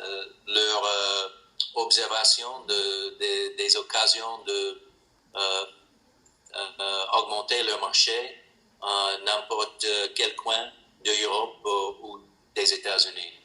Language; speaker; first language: French; non-native, learner; English